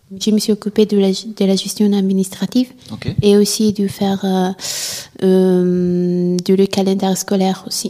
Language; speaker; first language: French; non-native, learner; Italian